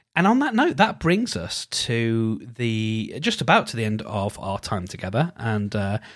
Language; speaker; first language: English; native; English